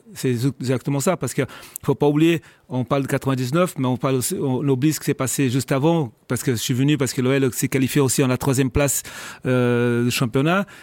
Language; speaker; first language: French; non-native, fluent; Portuguese